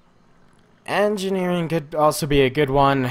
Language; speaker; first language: English; native; English